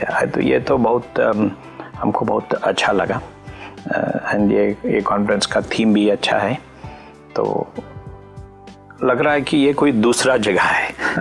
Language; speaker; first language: Hindi; non-native, local second language; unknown